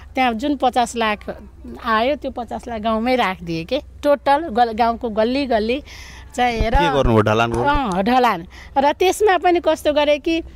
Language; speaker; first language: Nepali; non-native, local second language; Maithili